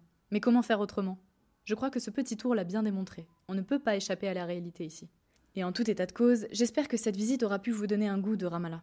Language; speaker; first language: French; native; French